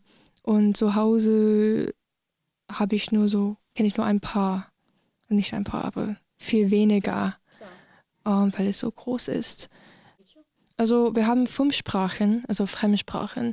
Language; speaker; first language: German; non-native, learner; English